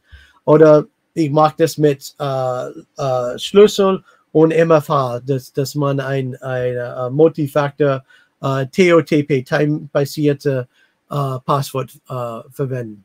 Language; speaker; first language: German; non-native, fluent; English